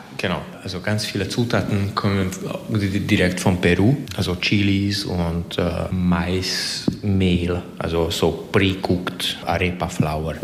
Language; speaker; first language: German; non-native, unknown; Hungarian